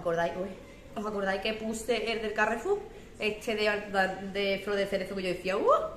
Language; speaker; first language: Spanish; native; Spanish